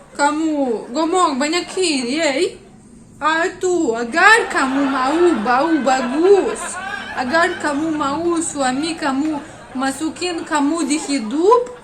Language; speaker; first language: Indonesian; non-native, learner; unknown